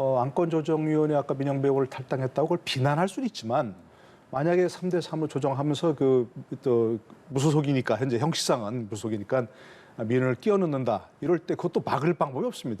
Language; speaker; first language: Korean; native; Korean